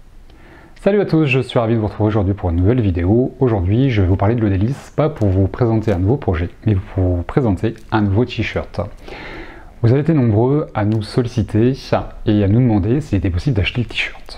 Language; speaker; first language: French; native; French